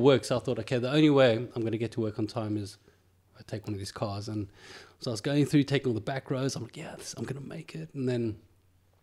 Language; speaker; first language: English; native; English